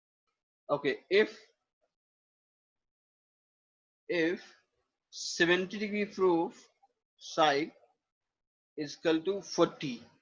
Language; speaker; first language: English; non-native, local second language; Hindi